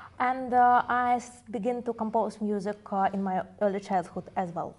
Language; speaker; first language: English; non-native, fluent; Russian